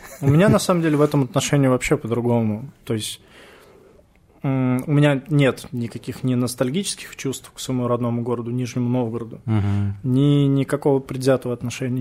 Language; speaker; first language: Russian; native; Russian